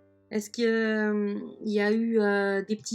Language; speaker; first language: French; native; French